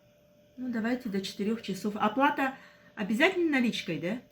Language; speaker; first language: Russian; native; Russian